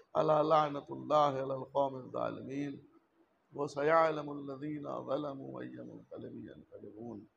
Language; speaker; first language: Urdu; native; Urdu